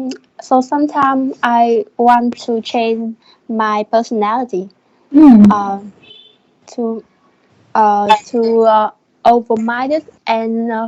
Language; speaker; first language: English; non-native, learner; Vietnamese